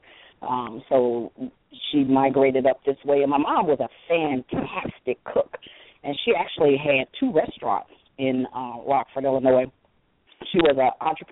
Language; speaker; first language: English; native; English